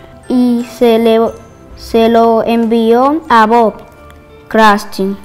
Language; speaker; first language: Spanish; native; Spanish